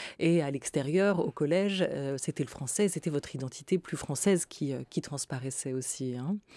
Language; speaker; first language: French; native; French